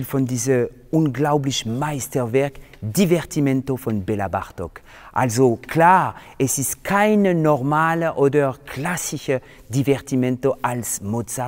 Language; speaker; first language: German; non-native, fluent; French